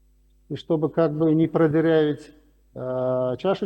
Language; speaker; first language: Russian; non-native, local second language; Uzbek